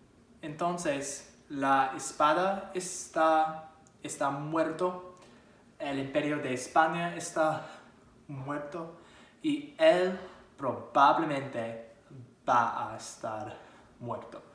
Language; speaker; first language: Spanish; non-native, learner; English